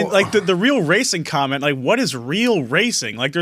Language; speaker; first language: English; native; English